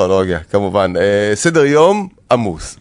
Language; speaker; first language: Hebrew; native; Hebrew